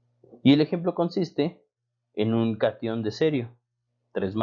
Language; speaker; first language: Spanish; native; Spanish